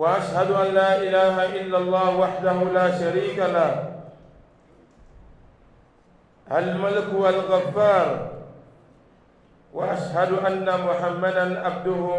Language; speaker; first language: Arabic; non-native, fluent; Yoruba